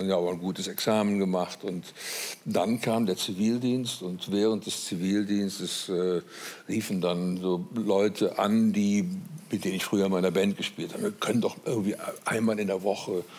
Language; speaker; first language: German; native; German